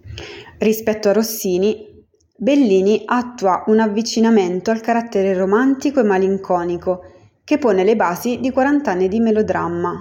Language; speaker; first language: Italian; native; Italian